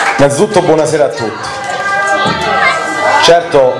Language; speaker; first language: Italian; native; Italian